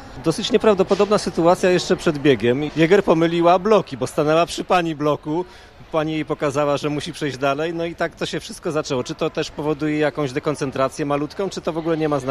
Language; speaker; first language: Polish; native; Polish